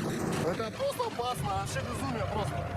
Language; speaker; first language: Russian; non-native, learner; English